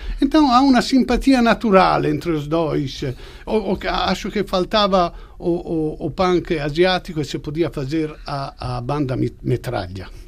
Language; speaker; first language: Portuguese; non-native, fluent; Italian